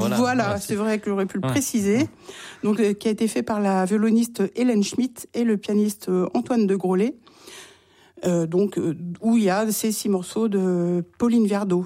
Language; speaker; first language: French; native; French